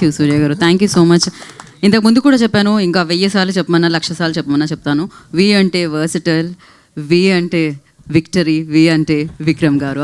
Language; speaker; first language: Telugu; native; Telugu